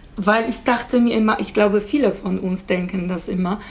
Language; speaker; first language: German; non-native, fluent; Polish